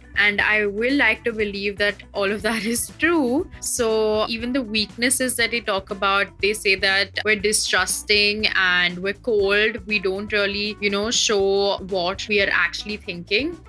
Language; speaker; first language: English; non-native, local second language; Hindi